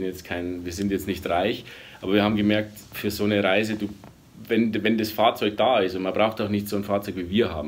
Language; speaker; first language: German; native; German